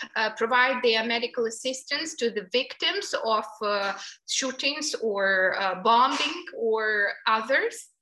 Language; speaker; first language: English; non-native, fluent; Ukrainian